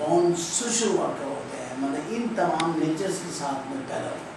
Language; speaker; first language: Urdu; native; Urdu